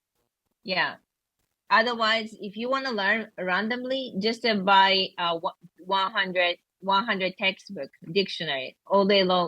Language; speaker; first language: English; non-native, learner; Japanese